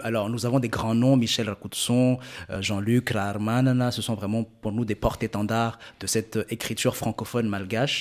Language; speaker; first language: French; non-native, local second language; Malagasy